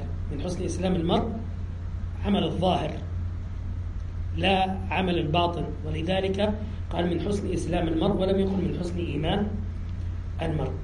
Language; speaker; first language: Arabic; native; Arabic